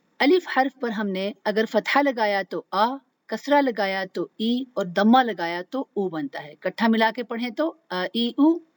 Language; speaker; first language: Urdu; native; Urdu